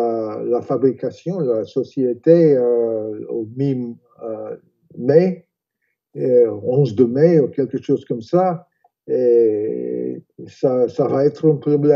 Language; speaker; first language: French; non-native, fluent; English